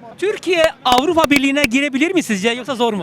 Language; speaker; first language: Turkish; native; Turkish